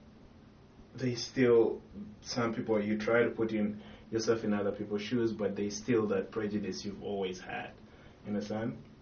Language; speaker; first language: English; non-native, local second language; Ganda